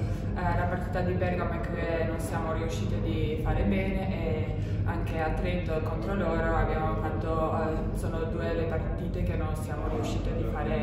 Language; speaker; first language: Italian; non-native, fluent; Albanian